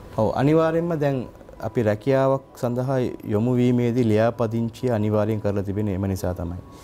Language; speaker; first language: Sinhala; non-native, local second language; Tamil